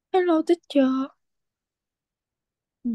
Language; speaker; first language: English; non-native, learner; Vietnamese